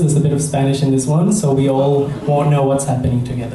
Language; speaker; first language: English; early bilingual, other home language; Spanish